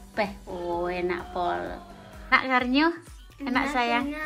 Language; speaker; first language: Indonesian; non-native, local second language; Javanese